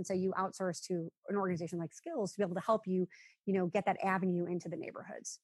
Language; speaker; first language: English; native; English